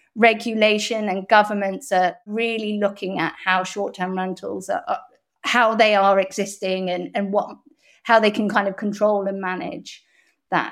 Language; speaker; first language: English; native; English